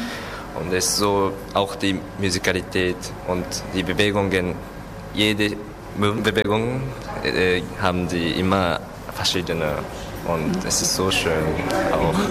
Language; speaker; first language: German; non-native, learner; Japanese